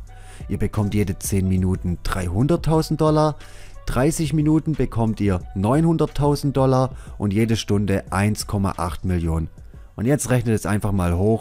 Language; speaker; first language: German; native; German